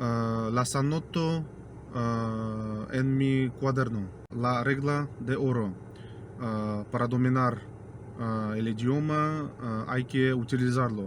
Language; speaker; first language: Spanish; non-native, fluent; Russian